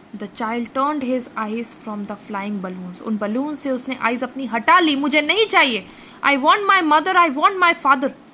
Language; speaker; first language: Hindi; native; Hindi